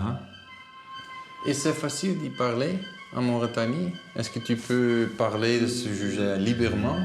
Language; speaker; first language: French; non-native, learner; Dutch